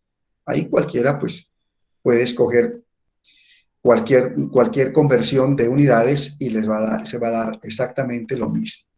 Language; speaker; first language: Spanish; native; Spanish